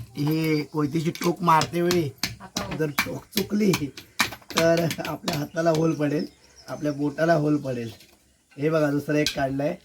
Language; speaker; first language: Marathi; native; Marathi